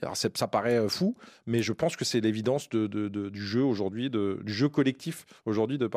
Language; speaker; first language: French; native; French